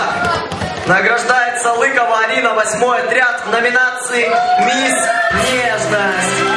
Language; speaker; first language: Russian; native; Russian